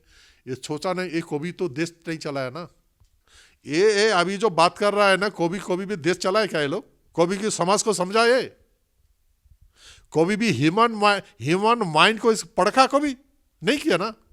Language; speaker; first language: Hindi; non-native, local second language; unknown